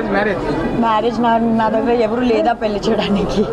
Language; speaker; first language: Telugu; non-native, local second language; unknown